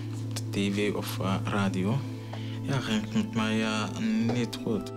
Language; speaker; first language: Dutch; non-native, learner; Somali